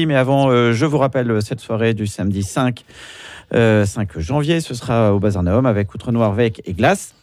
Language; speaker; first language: French; native; French